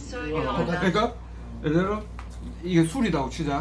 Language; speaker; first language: Korean; native; Korean